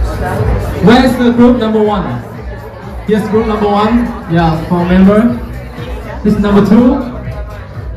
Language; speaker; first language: English; non-native, fluent; Vietnamese